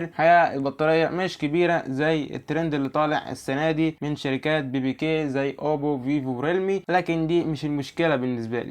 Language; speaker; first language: Arabic; native; Arabic